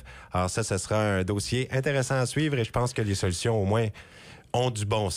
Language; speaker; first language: French; native; French